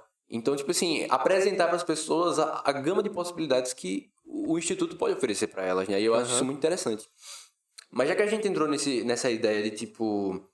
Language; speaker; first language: Portuguese; native; Portuguese